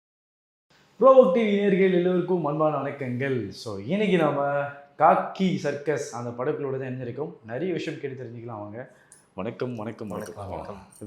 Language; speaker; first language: Tamil; native; Tamil